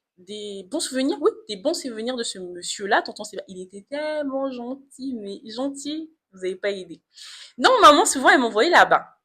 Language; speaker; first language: French; non-native, local second language; Lingala